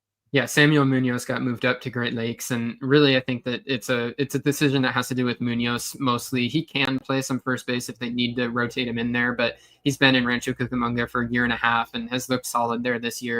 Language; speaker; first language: English; native; English